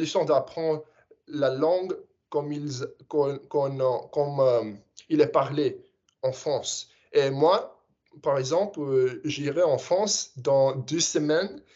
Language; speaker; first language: French; non-native, fluent; English